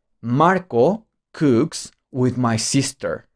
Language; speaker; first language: English; non-native, fluent; Spanish